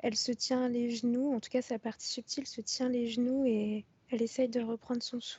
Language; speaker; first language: French; native; French